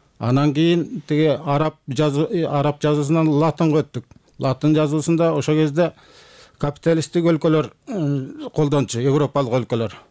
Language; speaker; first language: Kyrgyz; native; Kyrgyz